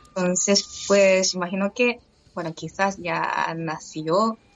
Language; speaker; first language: Spanish; non-native, fluent; Japanese